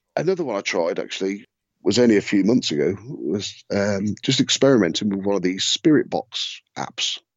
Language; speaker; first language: English; native; English